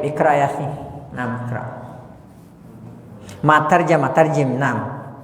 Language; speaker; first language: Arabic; non-native, fluent; Indonesian